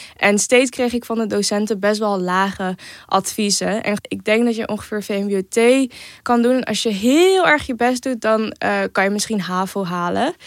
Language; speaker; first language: Dutch; native; Dutch